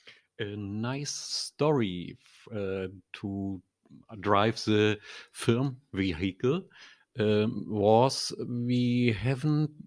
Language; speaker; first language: English; non-native, learner; German